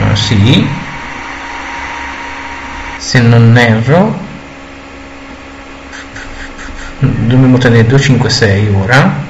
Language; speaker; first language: Italian; native; Italian